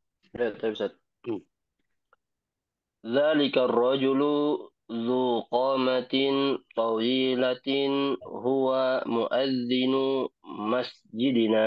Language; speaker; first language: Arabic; non-native, learner; Indonesian